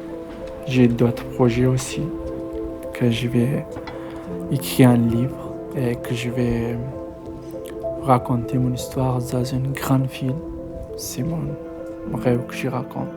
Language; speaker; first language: French; non-native, learner; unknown